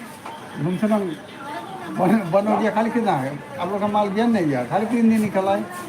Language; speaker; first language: Hindi; non-native, local second language; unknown